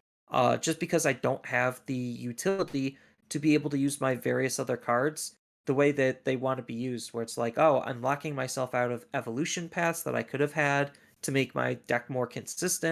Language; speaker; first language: English; native; English